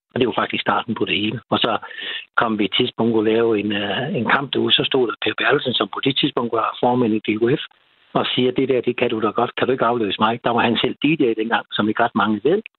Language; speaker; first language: Danish; native; Danish